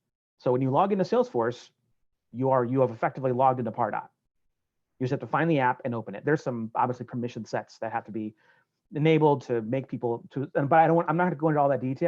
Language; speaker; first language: English; native; English